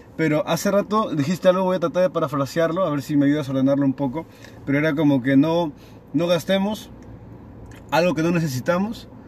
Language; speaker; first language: Spanish; native; Spanish